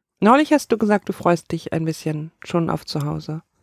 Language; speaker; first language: German; native; German